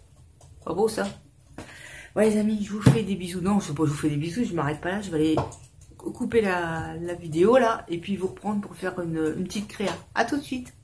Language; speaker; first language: French; native; French